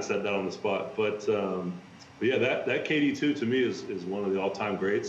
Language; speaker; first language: English; native; English